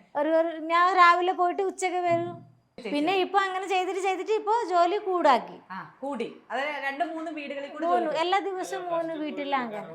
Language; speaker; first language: Malayalam; non-native, local second language; Odia